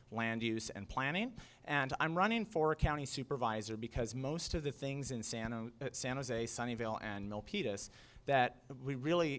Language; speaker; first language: English; native; English